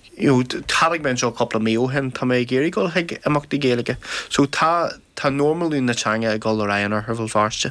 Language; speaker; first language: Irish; non-native, local second language; English